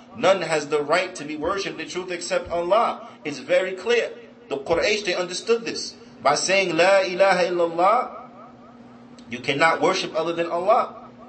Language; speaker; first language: English; native; English